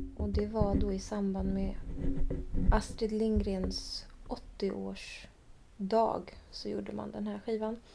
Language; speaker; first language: Swedish; native; Swedish